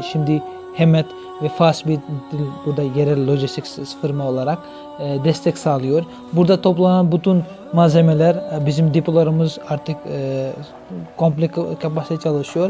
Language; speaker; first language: Turkish; non-native, fluent; Kashmiri